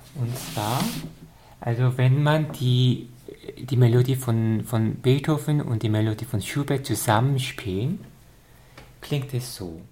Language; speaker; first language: German; non-native, fluent; Korean